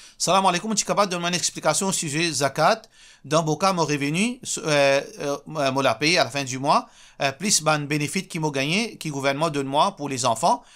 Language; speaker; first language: French; non-native, local second language; Morisyen